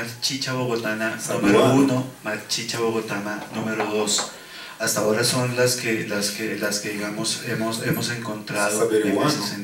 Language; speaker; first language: Spanish; native; Spanish